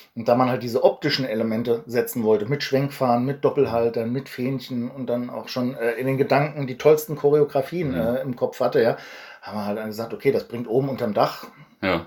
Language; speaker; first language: German; native; German